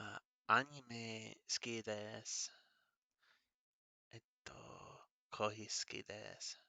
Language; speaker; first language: Japanese; non-native, learner; English